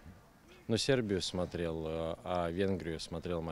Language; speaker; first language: Russian; native; Russian